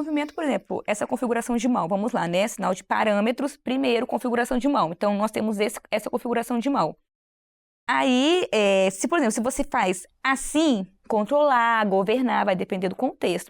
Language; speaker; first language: Portuguese; native; Portuguese